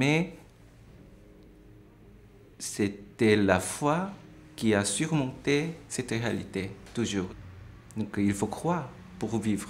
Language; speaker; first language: French; non-native, fluent; Korean